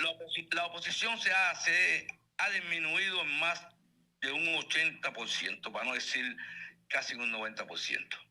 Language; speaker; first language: Spanish; native; Spanish